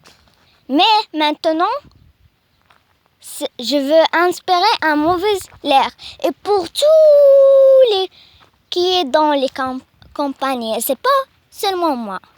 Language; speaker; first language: French; non-native, learner; Arabic